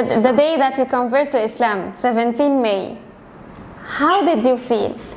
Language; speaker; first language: English; non-native, fluent; Arabic